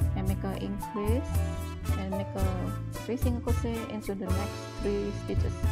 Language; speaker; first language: English; non-native, learner; Indonesian